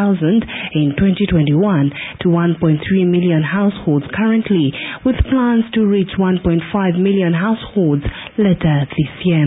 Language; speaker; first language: English; non-native, local second language; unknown